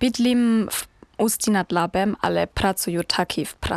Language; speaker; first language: Czech; non-native, learner; German